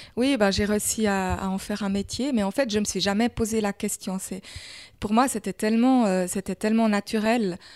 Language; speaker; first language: French; early bilingual, other home language; German